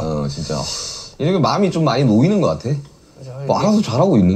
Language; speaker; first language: Korean; native; Korean